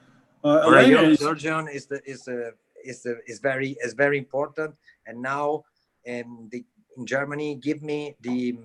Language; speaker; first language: English; non-native, learner; Italian